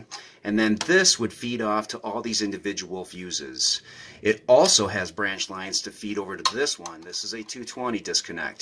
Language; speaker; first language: English; native; English